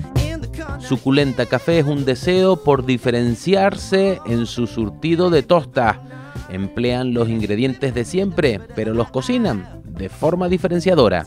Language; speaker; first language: Spanish; native; Spanish